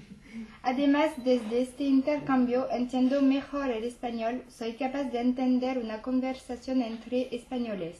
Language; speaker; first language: Spanish; non-native, learner; French